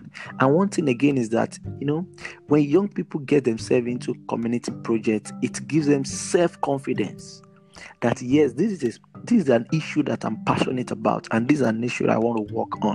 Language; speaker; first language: English; non-native, local second language; Yoruba